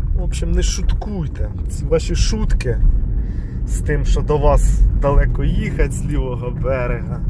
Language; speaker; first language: Ukrainian; non-native, local second language; Russian